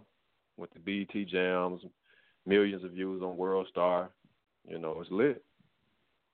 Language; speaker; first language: English; native; English